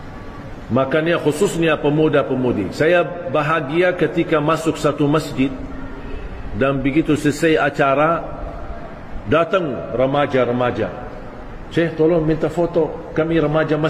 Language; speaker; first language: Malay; non-native, fluent; Arabic